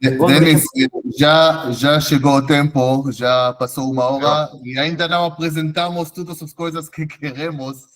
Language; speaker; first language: Portuguese; non-native, fluent; Hebrew